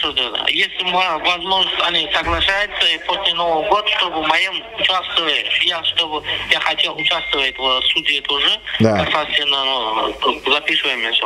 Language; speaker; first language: Russian; non-native, local second language; Turkmen